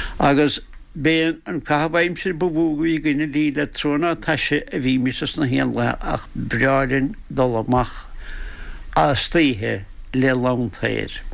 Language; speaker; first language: Irish; native; Irish